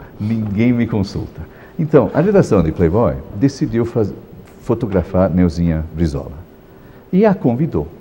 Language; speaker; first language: Portuguese; non-native, fluent; Italian